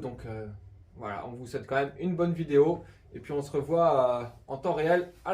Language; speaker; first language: French; native; French